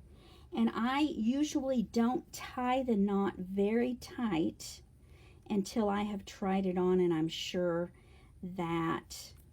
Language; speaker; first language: English; native; English